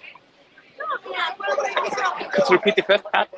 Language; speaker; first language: English; non-native, fluent; German